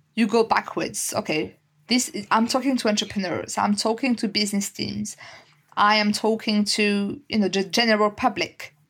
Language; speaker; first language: English; non-native, fluent; French